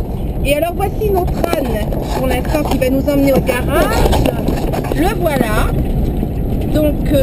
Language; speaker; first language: French; native; French